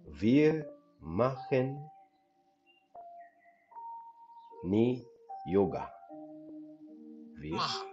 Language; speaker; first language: German; non-native, learner; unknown